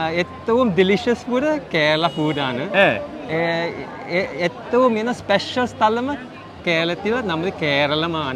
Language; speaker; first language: Malayalam; non-native, learner; Chinese